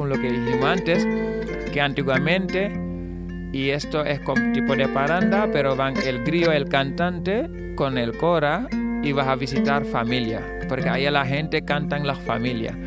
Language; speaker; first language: Spanish; non-native, fluent; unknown